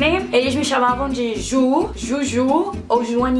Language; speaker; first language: Portuguese; early bilingual, heritage; Portuguese